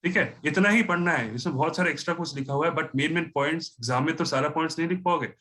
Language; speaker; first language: Hindi; non-native, local second language; Bangla